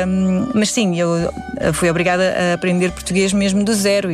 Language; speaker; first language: Portuguese; early bilingual, other home language; Indonesian